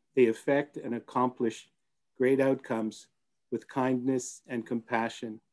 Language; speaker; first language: English; native; English